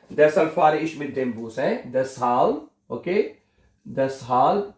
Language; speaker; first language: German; non-native, fluent; Urdu